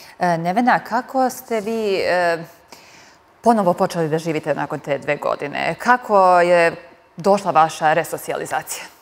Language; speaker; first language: Serbian; native; Serbian